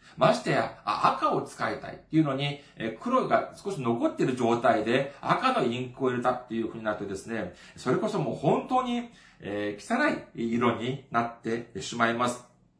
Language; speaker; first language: Japanese; non-native, fluent; Korean